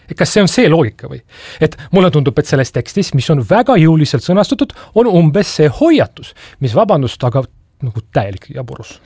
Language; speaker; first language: Estonian; non-native, local second language; Russian